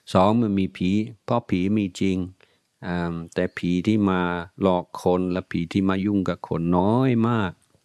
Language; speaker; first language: Thai; non-native, fluent; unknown